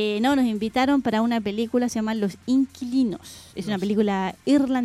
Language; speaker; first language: Spanish; native; Spanish